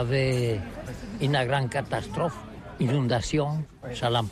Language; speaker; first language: French; non-native, learner; Catalan